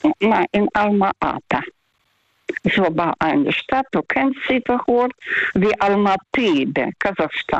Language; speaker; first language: German; non-native, learner; Russian